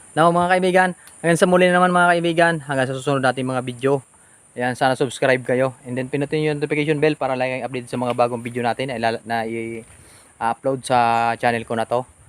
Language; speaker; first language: Filipino; non-native, local second language; Bikol